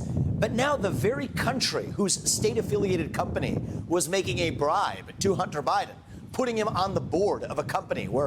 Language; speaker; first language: English; native; English